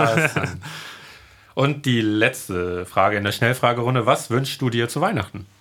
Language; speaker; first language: German; native; German